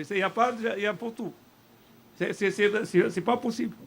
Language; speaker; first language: French; non-native, fluent; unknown